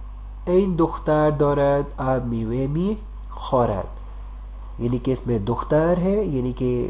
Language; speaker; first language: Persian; non-native, learner; Urdu